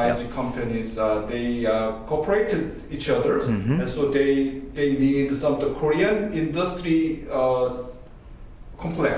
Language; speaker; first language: English; non-native, learner; Korean